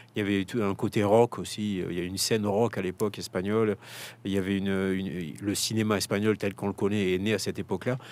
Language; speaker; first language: French; native; French